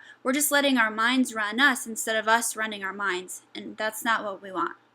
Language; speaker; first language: English; native; English